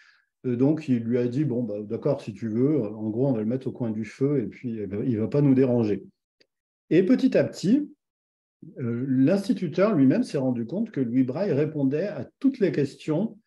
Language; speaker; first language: French; native; French